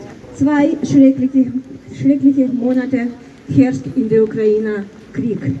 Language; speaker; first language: German; non-native, fluent; Ukrainian